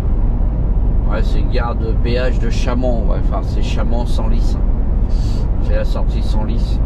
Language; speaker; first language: French; native; French